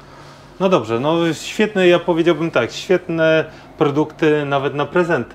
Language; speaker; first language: Polish; native; Polish